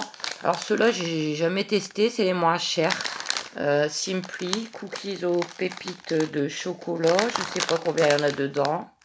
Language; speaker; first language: French; native; French